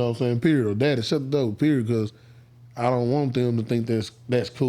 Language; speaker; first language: English; native; English